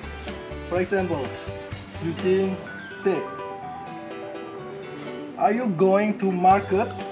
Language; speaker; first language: English; non-native, learner; Indonesian